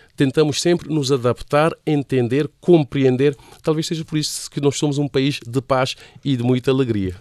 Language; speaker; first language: Portuguese; non-native, local second language; Kabuverdianu